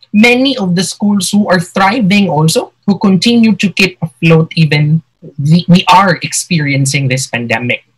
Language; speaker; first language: English; non-native, local second language; Hiligaynon